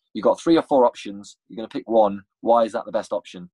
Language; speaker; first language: English; native; English